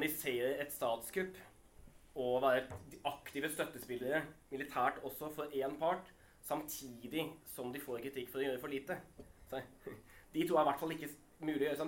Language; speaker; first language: Norwegian; native; Norwegian